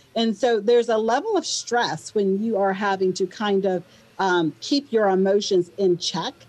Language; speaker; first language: English; native; English